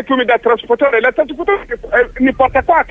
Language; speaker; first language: Italian; non-native, local second language; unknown